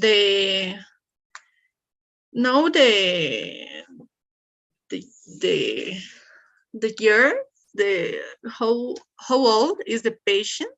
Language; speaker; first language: English; non-native, learner; Spanish